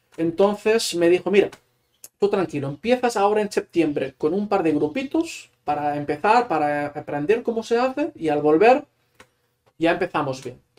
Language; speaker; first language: Spanish; non-native, local second language; Catalan